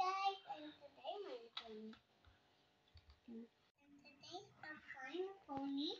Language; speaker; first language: English; non-native, learner; Indonesian